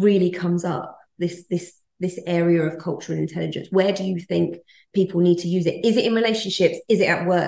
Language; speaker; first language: English; native; English